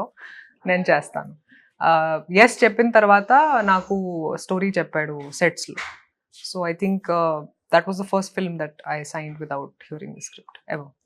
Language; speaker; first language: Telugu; non-native, local second language; Hindi